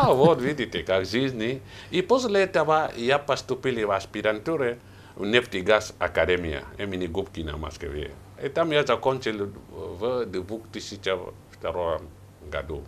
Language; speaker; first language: Russian; non-native, learner; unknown